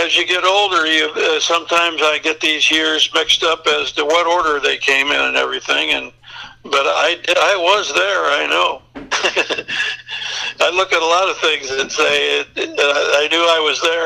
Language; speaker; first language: English; native; English